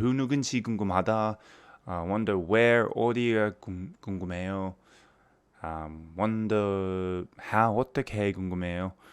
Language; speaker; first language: Korean; non-native, fluent; English